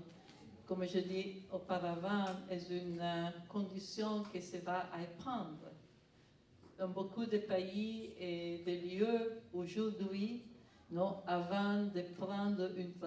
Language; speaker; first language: French; non-native, fluent; Italian